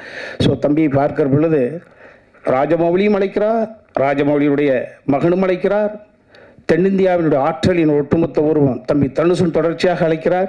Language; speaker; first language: Tamil; native; Tamil